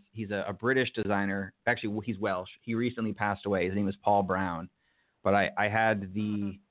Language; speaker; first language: English; native; English